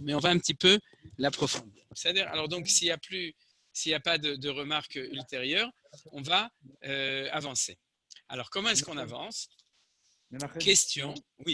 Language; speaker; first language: French; native; French